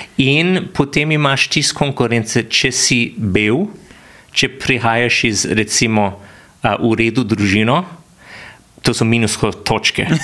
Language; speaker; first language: Slovenian; non-native, fluent; English